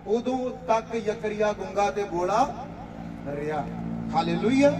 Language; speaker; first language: Hindi; non-native, local second language; Punjabi